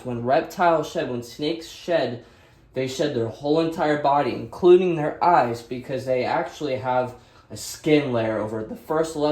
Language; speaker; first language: English; native; English